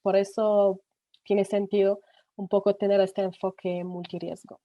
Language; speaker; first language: Spanish; non-native, fluent; French